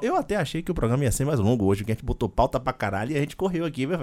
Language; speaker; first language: Portuguese; native; Portuguese